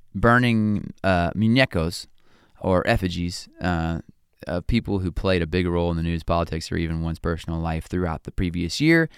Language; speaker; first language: English; native; English